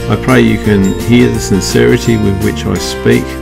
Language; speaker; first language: English; native; English